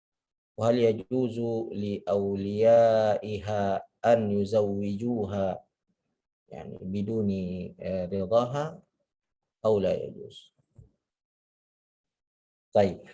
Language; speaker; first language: Arabic; non-native, fluent; Indonesian